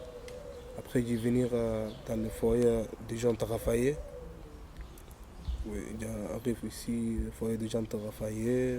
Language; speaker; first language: French; non-native, learner; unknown